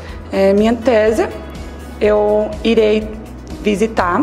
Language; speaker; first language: Spanish; non-native, learner; Portuguese